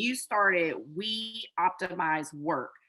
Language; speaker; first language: English; native; English